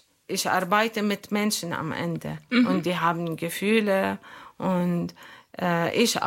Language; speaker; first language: German; non-native, learner; Arabic